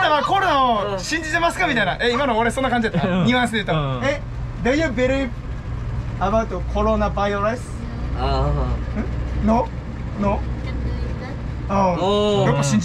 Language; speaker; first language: Japanese; native; Japanese